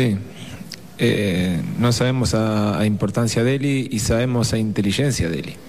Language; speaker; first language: Portuguese; non-native, fluent; Spanish